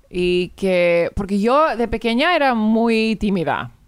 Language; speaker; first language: Spanish; early bilingual, heritage; Spanish